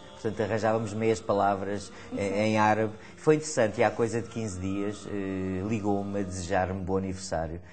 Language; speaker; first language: Portuguese; native; Portuguese